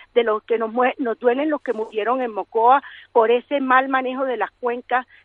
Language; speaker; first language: Spanish; native; Spanish